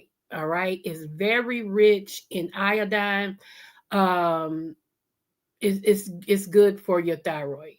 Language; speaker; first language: English; native; English